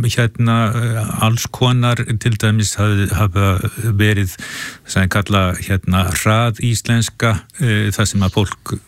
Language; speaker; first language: Icelandic; native; Icelandic